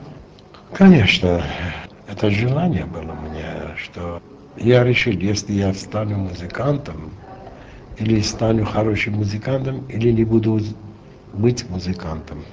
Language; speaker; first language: Russian; non-native, local second language; Armenian